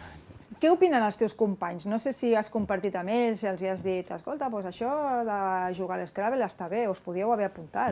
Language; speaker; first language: Catalan; native; Catalan